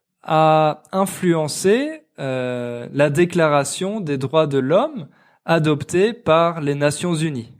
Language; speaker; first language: French; native; French